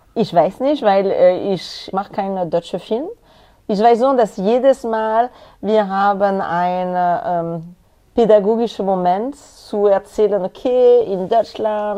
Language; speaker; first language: German; non-native, learner; French